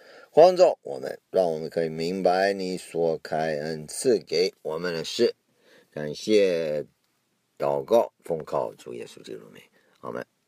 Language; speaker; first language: Chinese; non-native, fluent; English